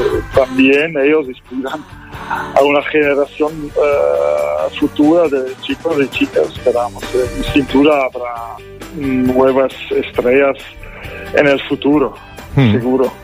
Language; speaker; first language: Spanish; non-native, fluent; Dutch